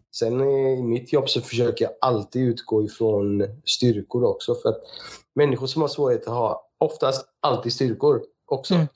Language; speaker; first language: Swedish; early bilingual, other home language; Persian